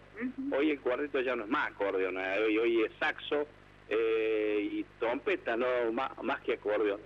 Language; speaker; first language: Spanish; native; Spanish